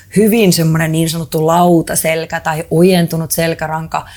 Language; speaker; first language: Finnish; non-native, fluent; Estonian